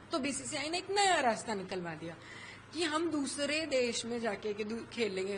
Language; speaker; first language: Hindi; native; Hindi